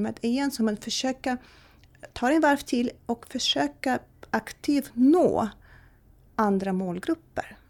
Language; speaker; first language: Swedish; non-native, fluent; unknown